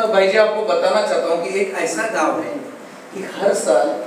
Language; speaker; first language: Hindi; non-native, local second language; Marathi